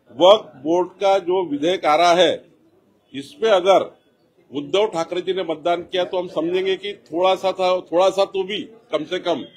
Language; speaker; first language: Hindi; non-native, local second language; Marathi